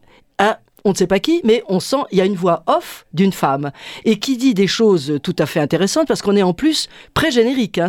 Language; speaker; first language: French; native; French